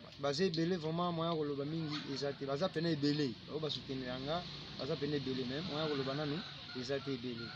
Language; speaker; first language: Lingala; non-native, local second language; Kituba (Democratic Republic of Congo)